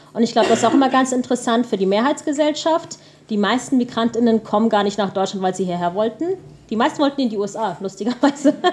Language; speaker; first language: German; early bilingual, other home language; Punjabi